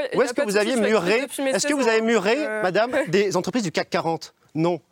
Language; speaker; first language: French; native; French